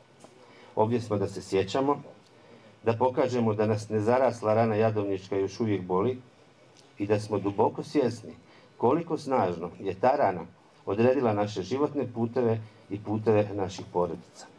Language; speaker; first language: Croatian; native; Croatian